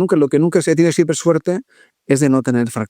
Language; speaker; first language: Spanish; native; Spanish